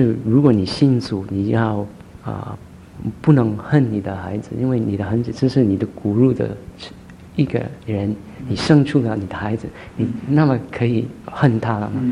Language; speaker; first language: Chinese; early bilingual, heritage; Chinese